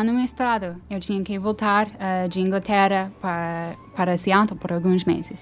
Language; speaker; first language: Portuguese; non-native, fluent; English